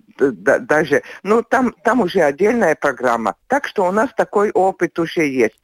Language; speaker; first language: Russian; non-native, local second language; Latvian